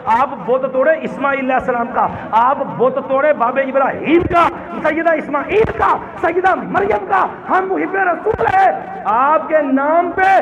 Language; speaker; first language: Urdu; non-native, local second language; Punjabi